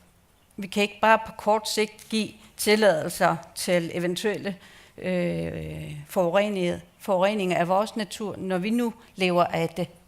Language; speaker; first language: Danish; non-native, local second language; Kalaallisut